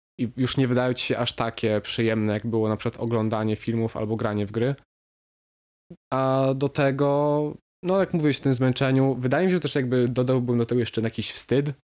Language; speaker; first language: Polish; native; Polish